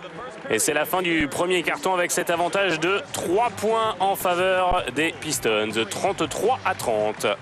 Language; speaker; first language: French; native; French